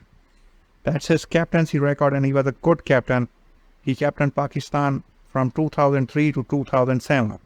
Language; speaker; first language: English; non-native, local second language; Urdu